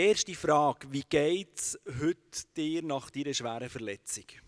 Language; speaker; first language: German; native; German